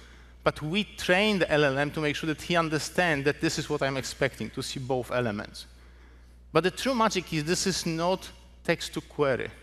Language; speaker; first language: English; non-native, fluent; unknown